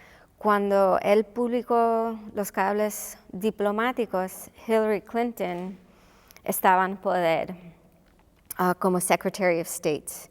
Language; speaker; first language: Spanish; non-native, local second language; English